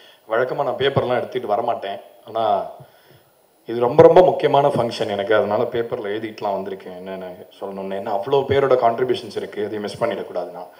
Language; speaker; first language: Tamil; native; Tamil